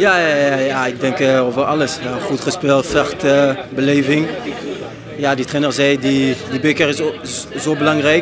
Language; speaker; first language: Dutch; non-native, fluent; French